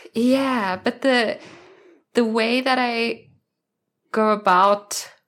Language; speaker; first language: English; native; English